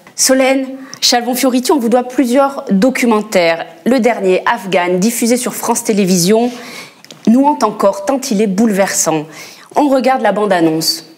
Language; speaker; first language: French; native; French